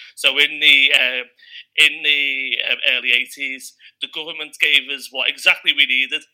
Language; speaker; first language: English; native; English